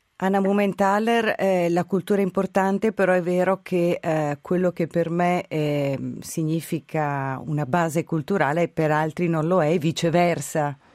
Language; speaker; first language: Italian; native; Italian